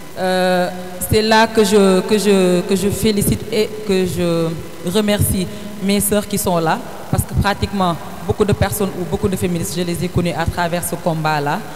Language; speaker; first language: French; non-native, local second language; Wolof